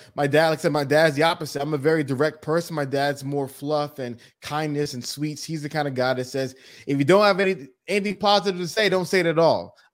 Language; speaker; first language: English; early bilingual, other home language; Yoruba